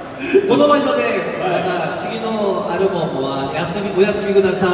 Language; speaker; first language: Japanese; non-native, learner; Korean